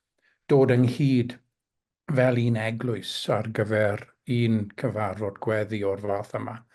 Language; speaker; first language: Welsh; non-native, local second language; English